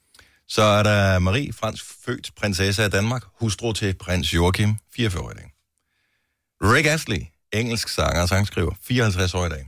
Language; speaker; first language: Danish; native; Danish